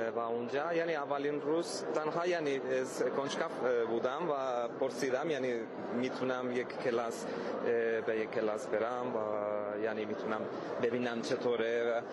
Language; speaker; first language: Persian; non-native, learner; Spanish